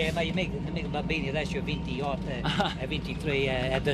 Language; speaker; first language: Italian; early bilingual, heritage; Italian